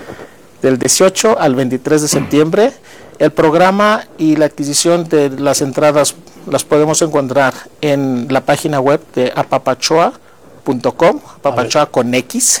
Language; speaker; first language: Spanish; non-native, fluent; Greek